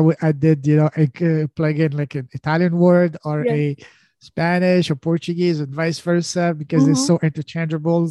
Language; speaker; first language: English; non-native, fluent; French